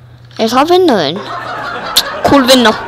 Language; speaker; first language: Icelandic; non-native, learner; Danish